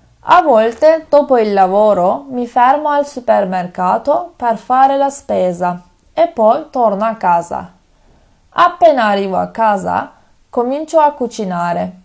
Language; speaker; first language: Italian; non-native, fluent; Turkish